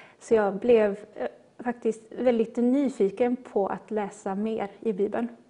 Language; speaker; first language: Swedish; native; Swedish